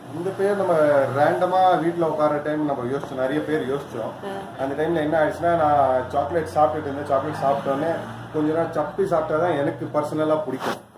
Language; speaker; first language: Tamil; non-native, local second language; Kashmiri